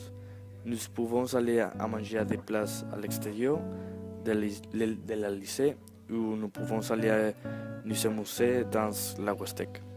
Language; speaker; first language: French; non-native, learner; Spanish